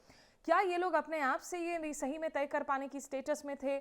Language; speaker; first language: Hindi; native; Hindi